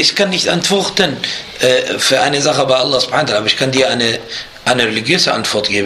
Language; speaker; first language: German; non-native, fluent; Arabic